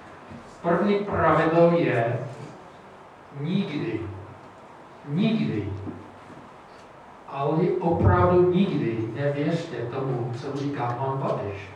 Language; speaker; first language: Czech; non-native, fluent; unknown